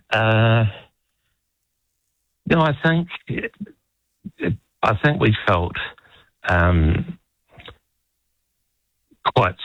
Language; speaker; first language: English; native; English